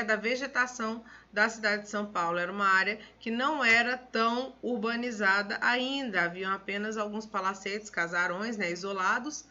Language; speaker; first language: Portuguese; native; Portuguese